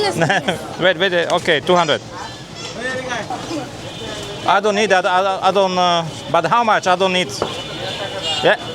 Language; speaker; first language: English; non-native, learner; Slovak